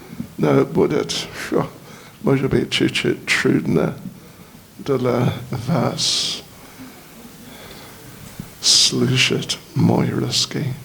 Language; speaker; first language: Russian; non-native, learner; English